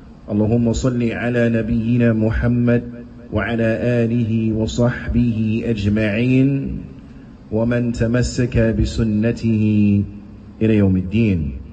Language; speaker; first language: Arabic; non-native, fluent; English